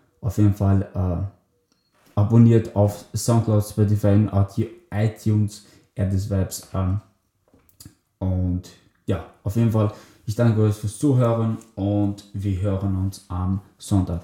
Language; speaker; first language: German; early bilingual, other home language; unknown